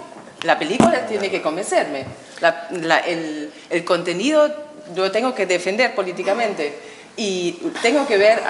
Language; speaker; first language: Spanish; non-native, fluent; German